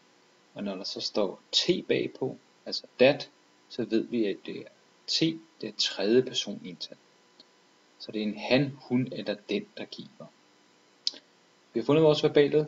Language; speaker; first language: Danish; native; Danish